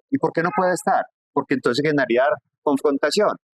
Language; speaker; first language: Spanish; native; Spanish